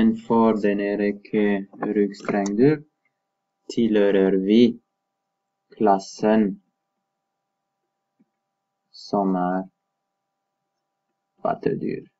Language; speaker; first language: Norwegian; non-native, fluent; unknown